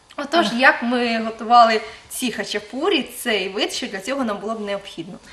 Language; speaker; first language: Ukrainian; native; Ukrainian